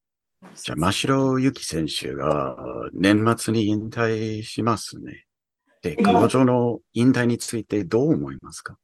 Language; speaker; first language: Japanese; early bilingual, heritage; English